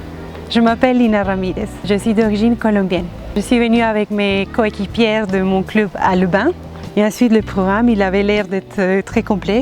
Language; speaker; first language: French; non-native, fluent; Spanish